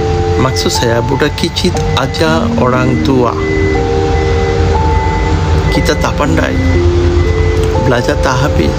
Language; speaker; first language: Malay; non-native, learner; Bangla